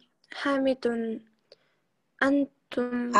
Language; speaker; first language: Arabic; non-native, learner; Uzbek